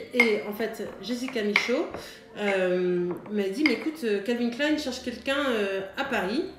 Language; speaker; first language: French; early bilingual, heritage; French